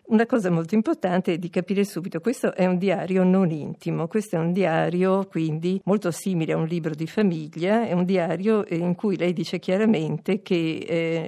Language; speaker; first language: Italian; native; Italian